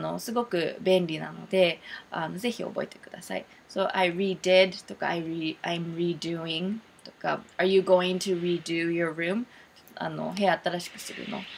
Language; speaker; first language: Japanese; early bilingual, heritage; Japanese